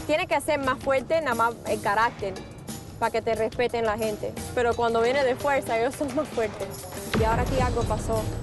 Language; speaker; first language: Spanish; early bilingual, heritage; Spanish